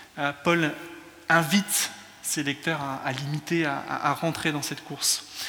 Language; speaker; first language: French; early bilingual, other home language; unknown